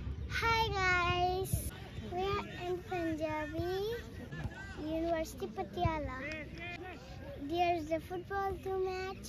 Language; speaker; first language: English; non-native, learner; Persian